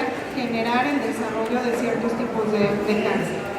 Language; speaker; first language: Spanish; native; Spanish